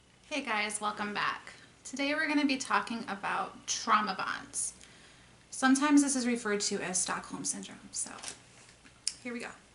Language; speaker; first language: English; native; English